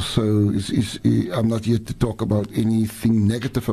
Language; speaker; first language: English; non-native, local second language; Afrikaans